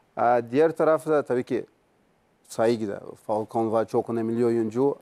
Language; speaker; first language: Turkish; non-native, learner; Portuguese